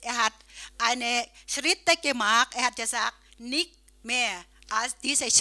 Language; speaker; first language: German; non-native, learner; Thai